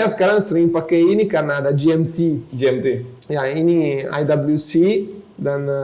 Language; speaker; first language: Indonesian; non-native, fluent; Italian